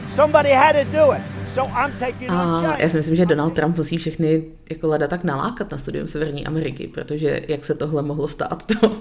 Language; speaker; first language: Czech; native; Czech